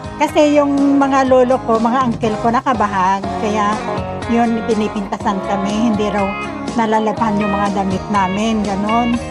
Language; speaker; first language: Filipino; non-native, local second language; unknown